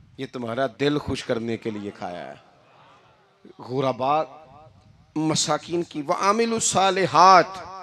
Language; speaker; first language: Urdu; non-native, local second language; Punjabi